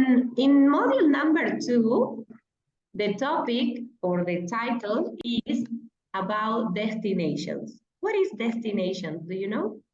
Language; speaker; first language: English; non-native, fluent; Spanish